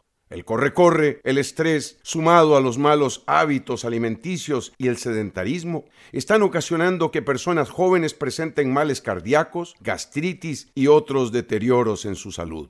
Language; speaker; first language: Spanish; native; Spanish